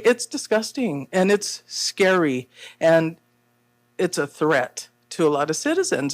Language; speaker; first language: English; native; English